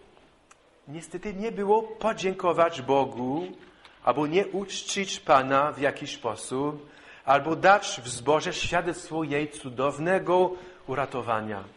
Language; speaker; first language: Polish; non-native, fluent; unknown